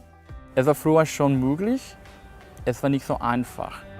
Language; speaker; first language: German; non-native, fluent; Spanish